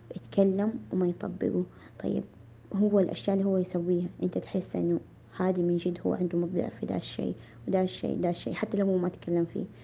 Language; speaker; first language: Arabic; native; Arabic